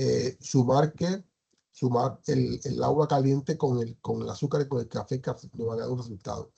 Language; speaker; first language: Spanish; native; Spanish